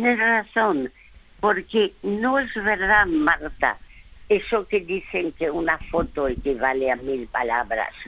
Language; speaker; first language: Spanish; early bilingual, other home language; French